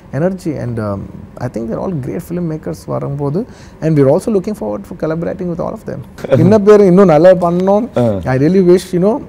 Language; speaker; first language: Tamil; non-native, local second language; Telugu